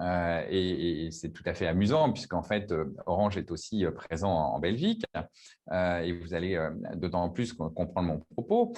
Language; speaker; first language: French; native; French